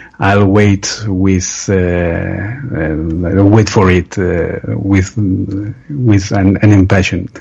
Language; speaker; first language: English; non-native, learner; Spanish